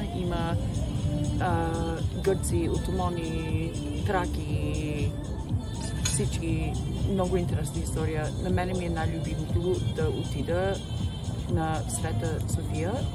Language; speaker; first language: Bulgarian; early bilingual, heritage; Bulgarian